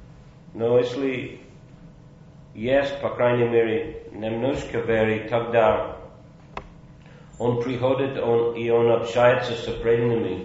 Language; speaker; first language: Russian; non-native, fluent; English